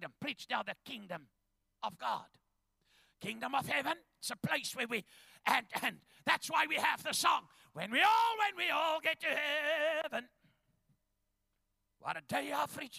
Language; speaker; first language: English; non-native, local second language; Afrikaans